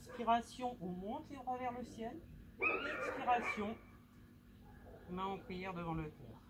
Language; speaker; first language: French; native; French